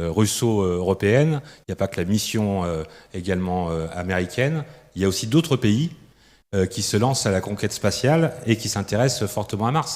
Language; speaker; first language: French; native; French